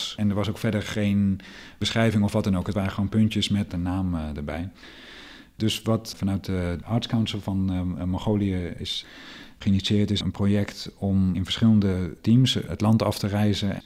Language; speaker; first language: Dutch; native; Dutch